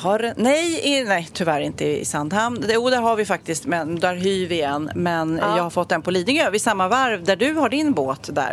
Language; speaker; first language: Swedish; native; Swedish